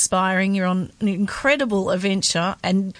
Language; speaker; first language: English; native; English